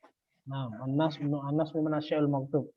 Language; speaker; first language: Arabic; non-native, fluent; Indonesian